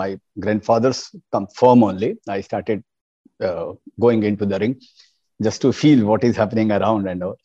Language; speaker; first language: English; non-native, local second language; Hindi